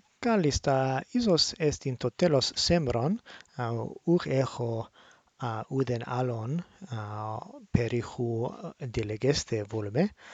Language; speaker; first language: Greek; non-native, learner; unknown